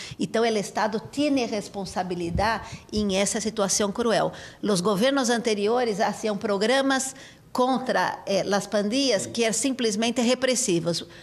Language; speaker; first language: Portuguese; native; Portuguese